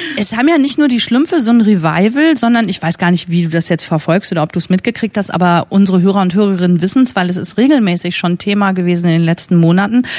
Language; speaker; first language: German; native; German